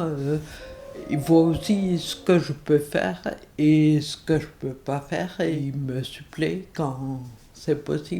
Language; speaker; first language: French; native; French